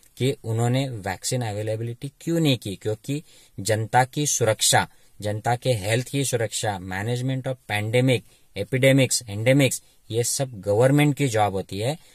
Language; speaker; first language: Hindi; non-native, local second language; Marathi